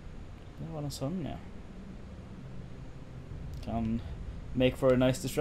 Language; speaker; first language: Norwegian; native; Norwegian